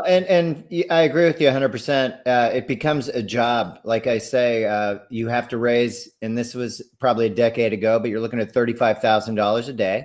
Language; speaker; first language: English; native; English